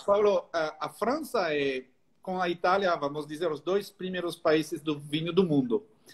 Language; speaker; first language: Portuguese; non-native, fluent; French